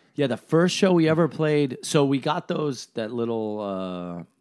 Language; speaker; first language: English; native; English